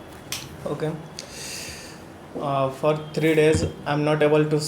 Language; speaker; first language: English; non-native, learner; Hindi